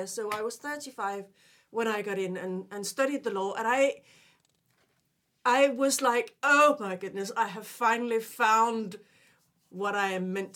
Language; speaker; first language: English; non-native, fluent; Danish